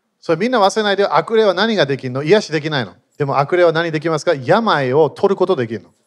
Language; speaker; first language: Japanese; non-native, fluent; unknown